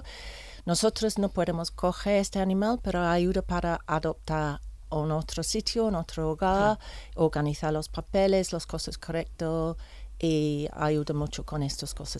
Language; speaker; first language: Spanish; non-native, learner; English